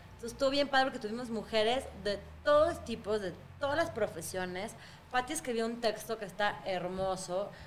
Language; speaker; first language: Spanish; early bilingual, other home language; Russian